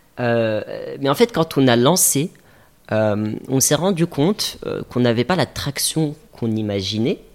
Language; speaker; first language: French; native; French